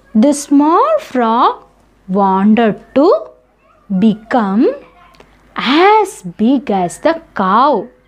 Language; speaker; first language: English; non-native, local second language; Malayalam